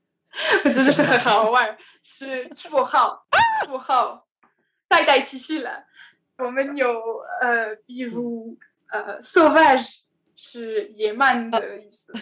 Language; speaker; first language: Chinese; non-native, learner; French